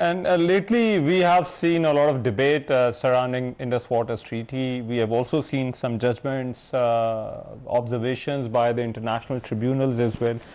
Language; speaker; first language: English; non-native, local second language; Urdu